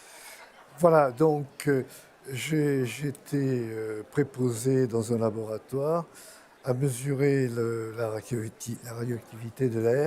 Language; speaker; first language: French; native; French